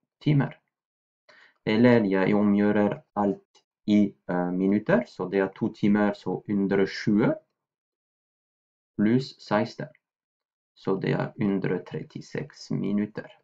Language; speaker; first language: Norwegian; non-native, fluent; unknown